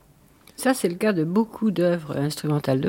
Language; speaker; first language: French; native; French